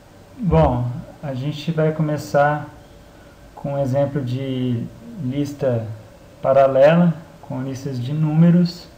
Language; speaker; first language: Portuguese; native; Portuguese